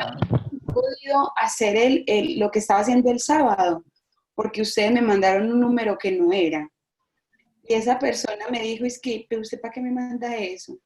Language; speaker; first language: Spanish; native; Spanish